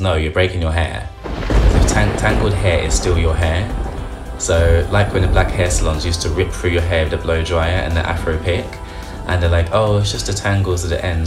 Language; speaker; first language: English; native; English